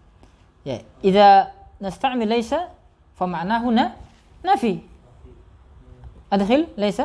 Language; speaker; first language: Arabic; non-native, fluent; Indonesian